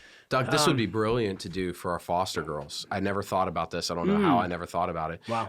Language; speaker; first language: English; native; English